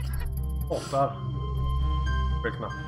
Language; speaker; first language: Swedish; native; Swedish